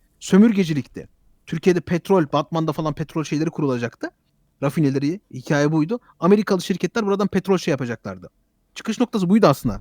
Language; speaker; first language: Turkish; early bilingual, heritage; Turkish